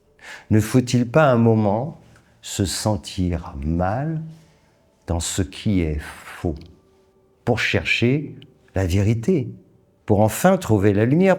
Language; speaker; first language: French; native; French